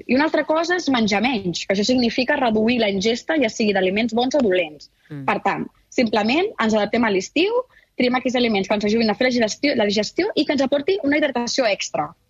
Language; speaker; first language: Catalan; native; Catalan